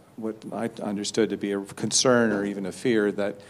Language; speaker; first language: English; native; English